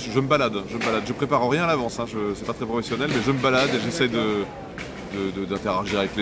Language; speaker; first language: French; native; French